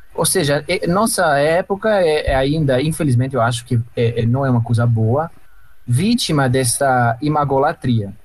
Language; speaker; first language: Portuguese; non-native, fluent; Italian